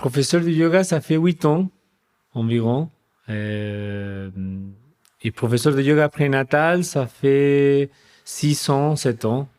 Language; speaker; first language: French; non-native, fluent; Spanish